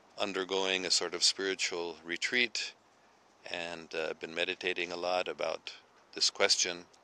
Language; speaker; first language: English; native; English